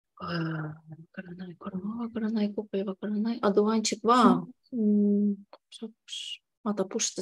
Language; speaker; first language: Japanese; non-native, fluent; Tatar